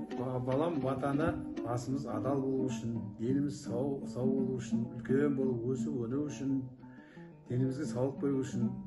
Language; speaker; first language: Kazakh; native; Kazakh